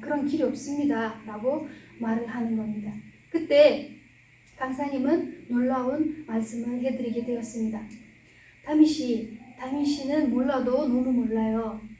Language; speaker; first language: Korean; non-native, fluent; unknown